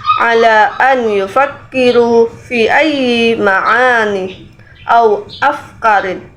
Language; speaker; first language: Arabic; non-native, learner; Indonesian